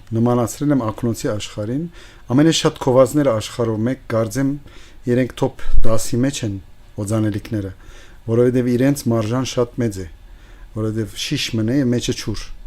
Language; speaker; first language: Armenian; early bilingual, heritage; Armenian